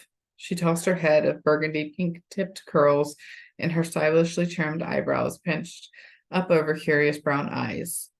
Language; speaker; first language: English; native; English